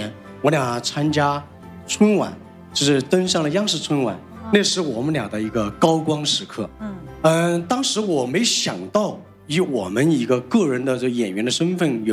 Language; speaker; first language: Chinese; native; Chinese